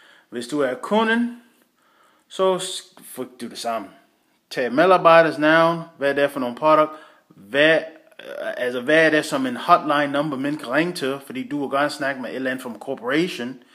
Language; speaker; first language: Danish; non-native, fluent; English